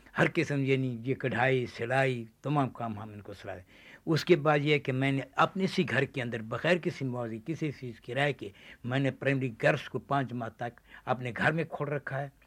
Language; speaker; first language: Urdu; non-native, local second language; Saraiki